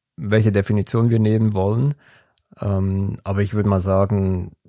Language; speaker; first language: German; early bilingual, other home language; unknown